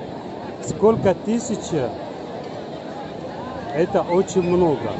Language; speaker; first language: Russian; non-native, learner; Arabic